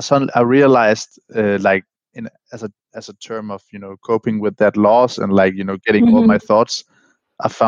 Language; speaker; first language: English; non-native, fluent; Danish